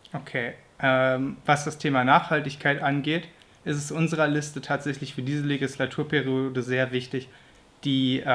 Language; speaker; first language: German; native; German